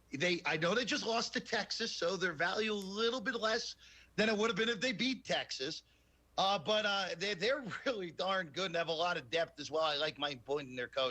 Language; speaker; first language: English; native; English